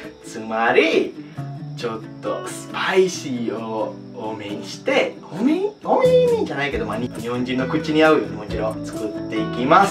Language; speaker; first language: Japanese; non-native, fluent; Sinhala